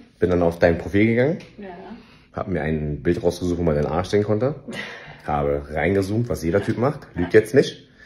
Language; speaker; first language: German; early bilingual, other home language; Vietnamese